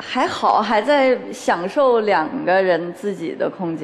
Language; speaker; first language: Chinese; native; Chinese